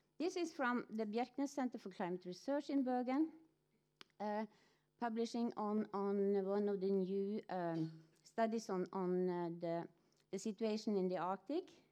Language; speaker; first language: English; non-native, fluent; Norwegian